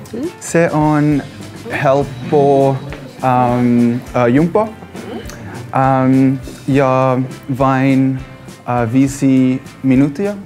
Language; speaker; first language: Finnish; non-native, learner; English